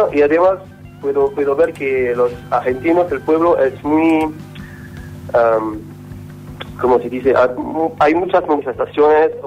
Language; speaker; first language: Spanish; non-native, learner; French